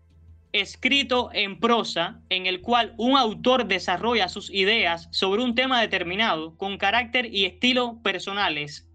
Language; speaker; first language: Spanish; native; Spanish